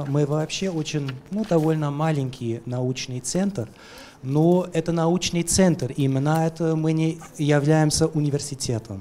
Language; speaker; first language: Russian; non-native, fluent; German